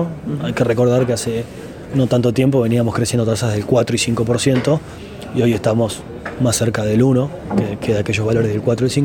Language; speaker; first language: Spanish; native; Spanish